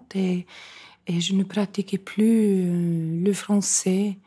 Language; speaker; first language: French; non-native, fluent; Icelandic